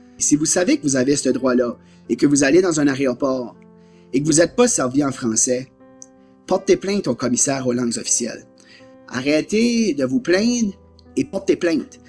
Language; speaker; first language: French; native; French